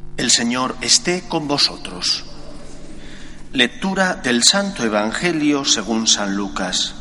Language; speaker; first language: Spanish; native; Spanish